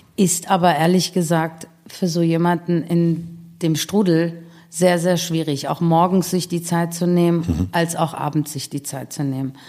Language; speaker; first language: German; early bilingual, other home language; Persian